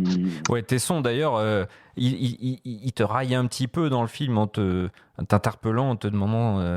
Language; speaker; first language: French; native; French